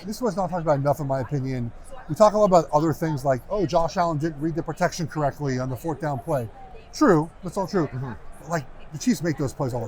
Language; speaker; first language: English; native; English